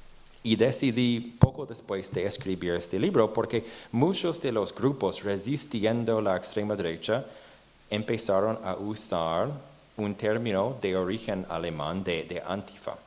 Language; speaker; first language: Spanish; non-native, fluent; English